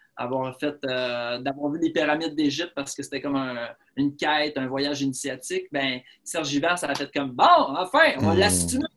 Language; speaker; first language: French; native; French